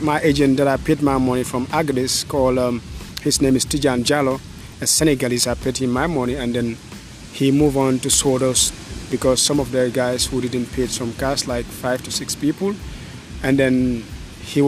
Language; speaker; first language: English; non-native, local second language; Wolof